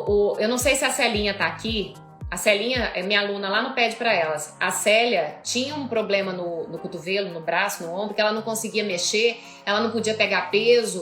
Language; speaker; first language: Portuguese; native; Portuguese